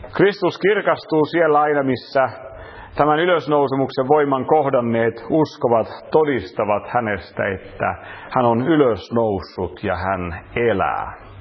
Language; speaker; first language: Finnish; native; Finnish